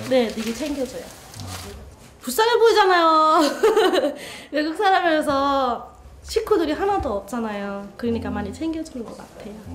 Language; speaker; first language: Korean; non-native, fluent; Bangla